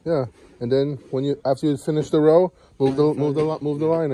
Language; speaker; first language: English; native; English